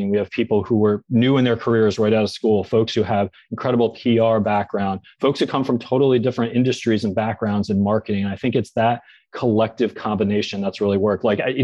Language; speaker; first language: English; native; English